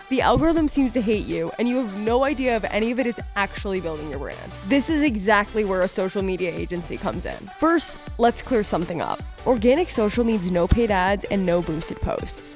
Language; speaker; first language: English; native; English